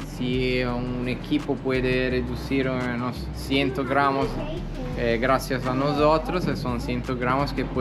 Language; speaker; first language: Spanish; non-native, learner; Italian